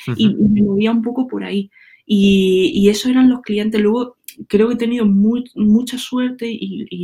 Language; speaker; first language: Spanish; native; Spanish